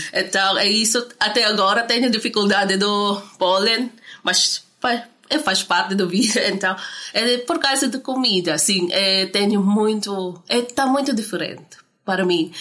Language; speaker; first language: Portuguese; non-native, learner; Filipino